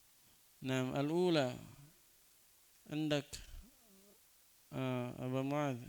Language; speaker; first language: Arabic; non-native, fluent; Indonesian